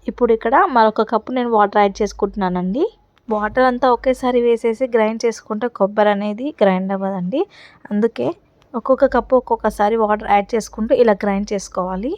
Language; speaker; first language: Telugu; native; Telugu